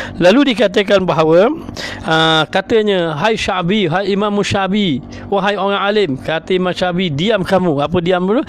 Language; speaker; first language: Malay; native; Malay